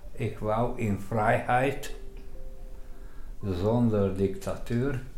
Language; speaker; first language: Dutch; non-native, fluent; Romanian